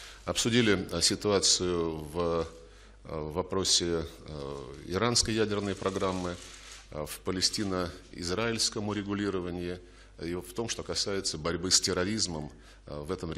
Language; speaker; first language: Russian; native; Russian